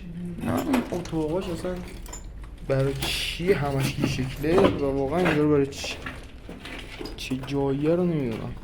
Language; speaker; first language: Persian; native; Persian